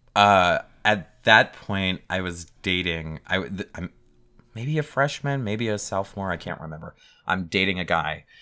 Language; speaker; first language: English; native; English